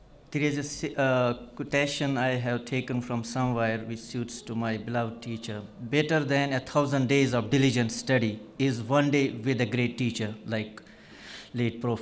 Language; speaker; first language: English; non-native, local second language; Urdu